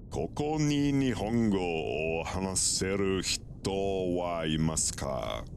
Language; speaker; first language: Japanese; non-native, learner; English